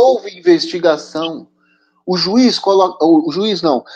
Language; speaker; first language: Portuguese; native; Portuguese